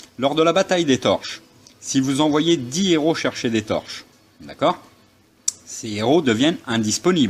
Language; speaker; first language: French; native; French